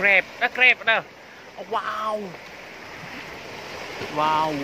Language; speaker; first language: English; non-native, learner; Khmer